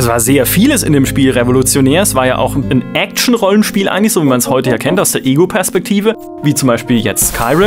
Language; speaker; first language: German; native; German